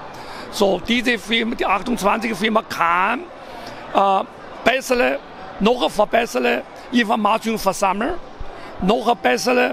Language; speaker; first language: German; non-native, learner; Chinese